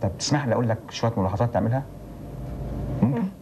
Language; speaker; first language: Arabic; native; Arabic